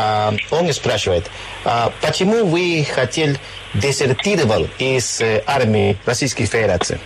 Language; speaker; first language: Russian; non-native, learner; Spanish